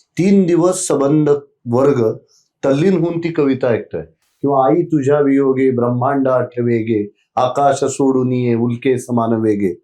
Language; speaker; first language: Marathi; native; Marathi